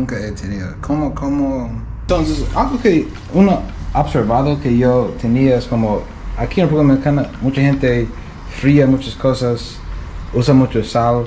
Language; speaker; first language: Spanish; non-native, learner; English